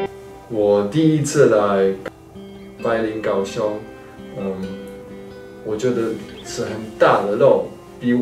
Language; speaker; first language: Chinese; non-native, fluent; German